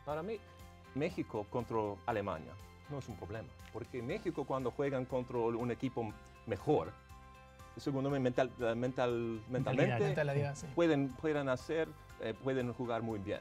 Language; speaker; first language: Spanish; non-native, fluent; English